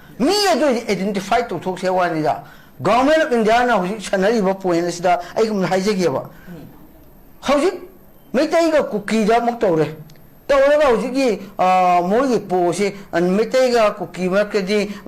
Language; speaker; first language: Manipuri; non-native, local second language; Rongmei Naga